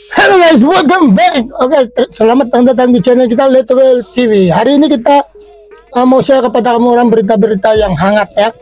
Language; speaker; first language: Malay; non-native, fluent; Filipino